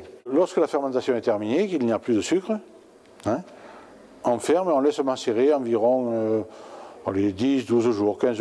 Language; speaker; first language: French; native; French